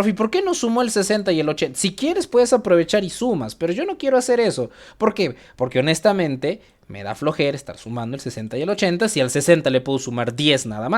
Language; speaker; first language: Spanish; native; Spanish